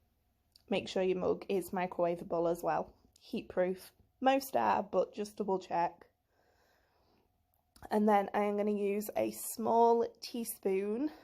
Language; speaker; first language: English; native; English